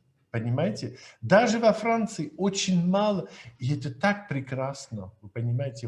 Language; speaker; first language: Russian; non-native, fluent; French